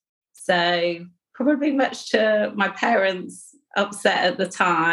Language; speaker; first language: English; native; English